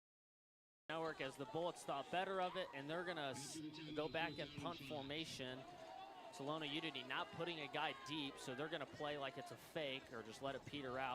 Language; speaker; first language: English; native; English